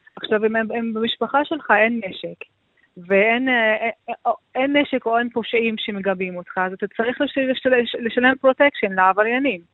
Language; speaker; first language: Hebrew; non-native, local second language; Arabic